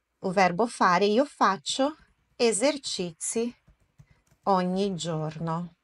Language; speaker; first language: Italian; non-native, fluent; Portuguese